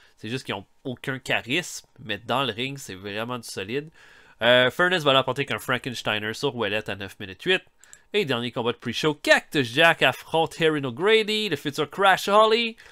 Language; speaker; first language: French; native; French